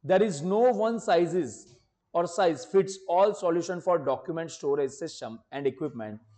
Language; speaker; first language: English; non-native, local second language; Gujarati